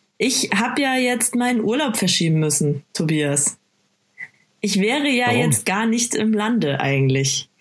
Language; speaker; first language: German; native; German